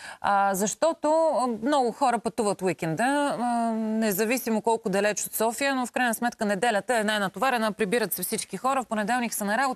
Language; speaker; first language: Bulgarian; native; Bulgarian